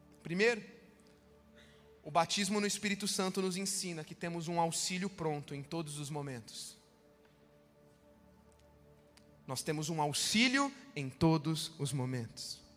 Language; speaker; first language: Portuguese; native; Portuguese